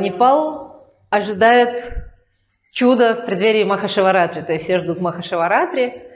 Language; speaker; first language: Russian; native; Russian